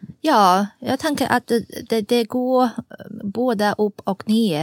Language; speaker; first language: Swedish; non-native, fluent; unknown